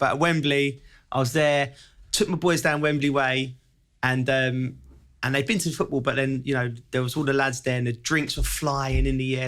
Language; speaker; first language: English; native; English